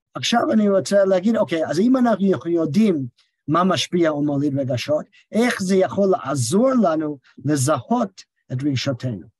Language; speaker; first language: Hebrew; non-native, fluent; English